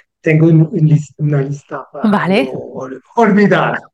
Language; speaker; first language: Spanish; non-native, learner; French